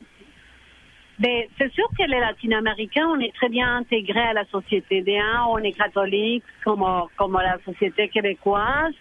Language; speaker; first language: French; non-native, fluent; Spanish